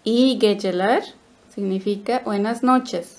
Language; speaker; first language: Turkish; non-native, learner; Spanish